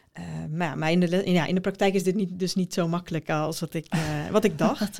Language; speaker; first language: Dutch; early bilingual, other home language; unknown